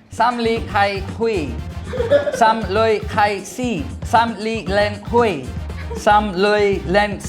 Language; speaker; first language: Thai; non-native, learner; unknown